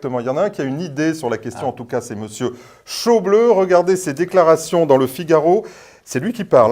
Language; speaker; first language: French; native; French